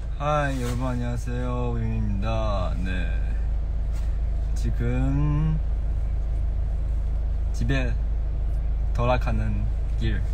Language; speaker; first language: Korean; non-native, learner; Chinese